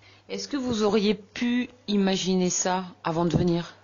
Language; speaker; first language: French; native; French